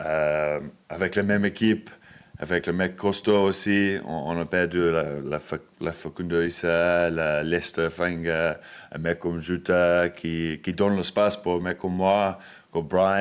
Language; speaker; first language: French; non-native, fluent; English